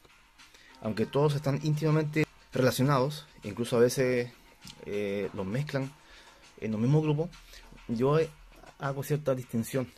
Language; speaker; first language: Spanish; native; Spanish